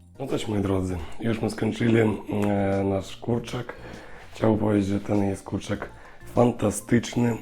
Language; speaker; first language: Polish; non-native, learner; Russian